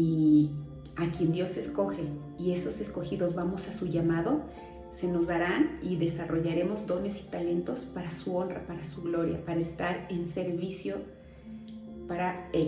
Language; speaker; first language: Spanish; native; Spanish